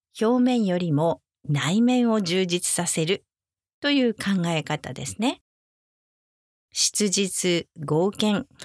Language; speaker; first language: Japanese; native; Japanese